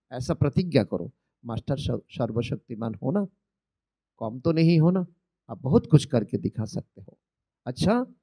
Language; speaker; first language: Hindi; non-native, local second language; Bangla